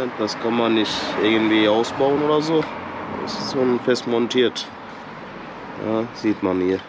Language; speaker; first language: German; non-native, learner; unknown